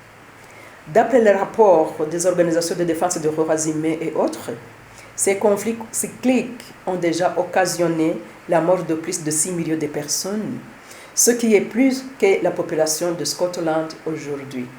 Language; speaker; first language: French; non-native, local second language; Kinyarwanda